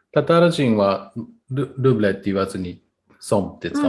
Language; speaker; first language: Japanese; non-native, fluent; Tatar